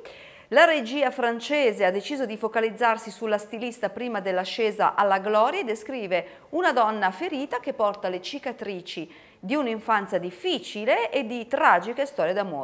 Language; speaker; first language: Italian; native; Italian